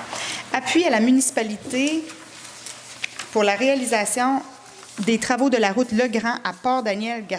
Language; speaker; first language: French; native; French